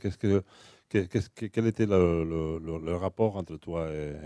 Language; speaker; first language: French; non-native, fluent; Catalan